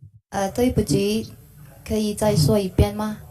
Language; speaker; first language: Chinese; non-native, learner; Indonesian